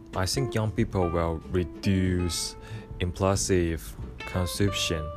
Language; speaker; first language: English; non-native, fluent; Chinese